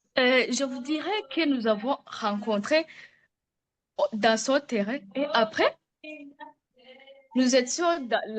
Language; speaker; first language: French; non-native, local second language; Rundi